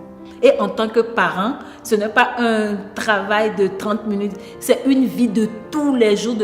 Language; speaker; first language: French; non-native, local second language; Ewe